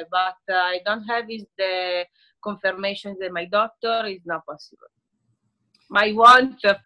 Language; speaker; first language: English; non-native, learner; Italian